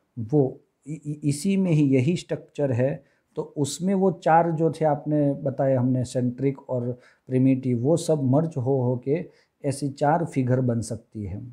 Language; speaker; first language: Hindi; non-native, local second language; Gujarati